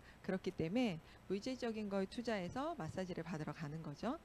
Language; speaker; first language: Korean; native; Korean